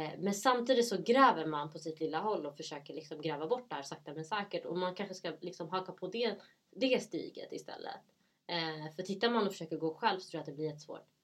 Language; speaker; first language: Swedish; early bilingual, other home language; Somali